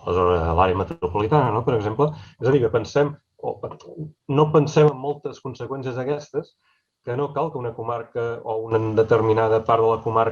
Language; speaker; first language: Catalan; native; Catalan